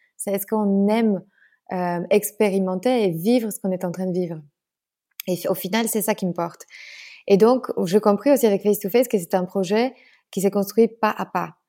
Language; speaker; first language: French; non-native, fluent; Polish